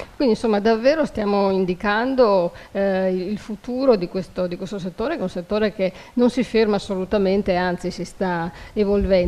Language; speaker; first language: Italian; native; Italian